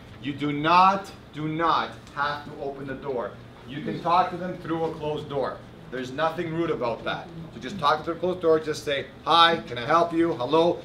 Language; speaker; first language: English; native; English